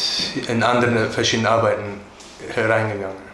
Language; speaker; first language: German; early bilingual, other home language; Turkish